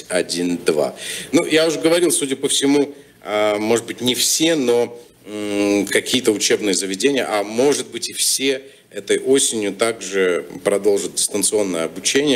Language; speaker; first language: Russian; native; Russian